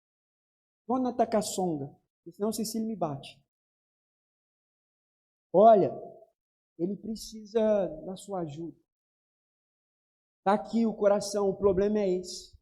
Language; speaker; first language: Portuguese; native; Portuguese